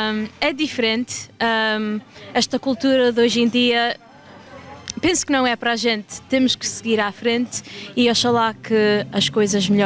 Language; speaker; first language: Portuguese; early bilingual, heritage; Portuguese